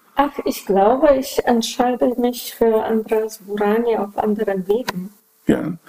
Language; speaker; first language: German; non-native, fluent; Polish